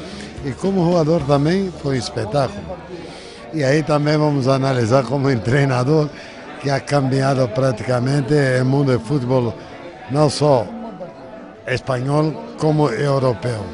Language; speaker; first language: Spanish; non-native, fluent; Portuguese